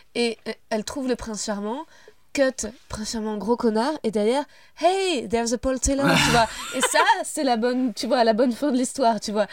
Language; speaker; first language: French; native; French